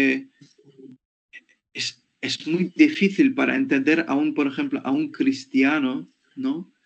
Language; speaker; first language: Spanish; non-native, fluent; Ukrainian